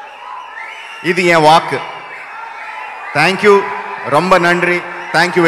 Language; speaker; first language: Tamil; non-native, local second language; Telugu